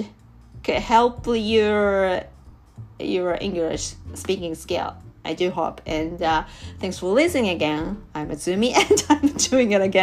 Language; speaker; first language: English; non-native, learner; Japanese